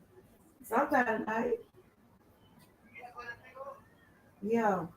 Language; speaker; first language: English; native; English